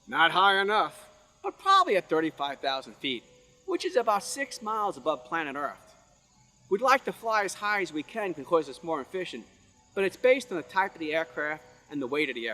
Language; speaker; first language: English; native; English